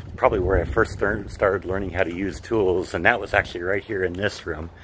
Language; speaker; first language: English; native; English